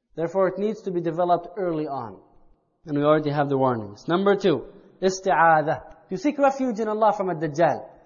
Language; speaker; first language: English; native; English